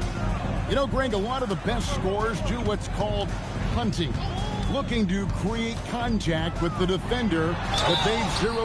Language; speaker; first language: English; native; English